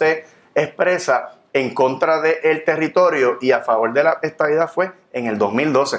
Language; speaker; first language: Spanish; native; Spanish